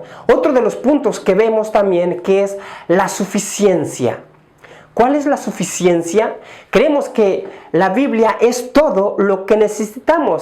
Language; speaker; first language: Spanish; native; Spanish